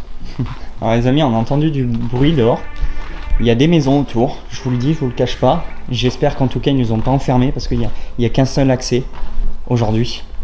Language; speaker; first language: French; native; French